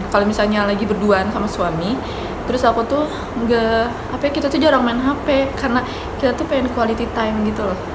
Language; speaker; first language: Indonesian; native; Indonesian